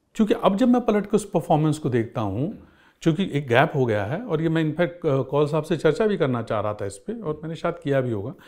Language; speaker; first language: Hindi; native; Hindi